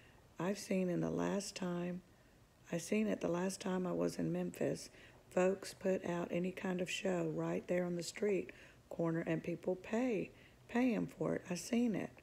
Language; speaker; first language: English; native; English